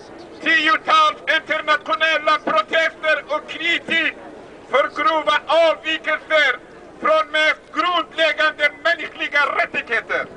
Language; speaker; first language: Swedish; non-native, fluent; Persian